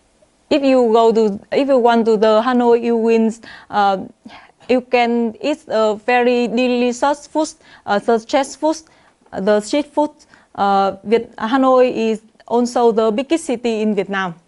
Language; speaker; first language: English; non-native, learner; Vietnamese